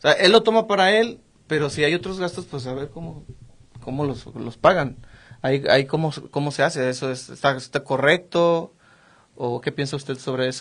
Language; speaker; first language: Spanish; native; Spanish